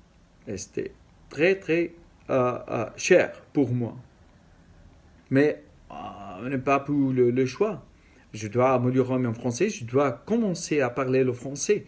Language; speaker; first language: French; non-native, learner; Arabic